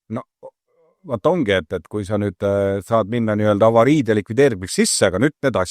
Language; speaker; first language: Estonian; native; Estonian